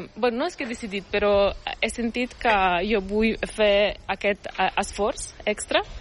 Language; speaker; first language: Catalan; non-native, fluent; Ukrainian